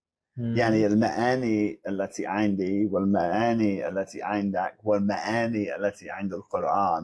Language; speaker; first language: Arabic; non-native, fluent; English